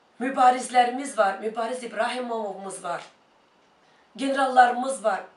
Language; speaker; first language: Azerbaijani; non-native, local second language; Talysh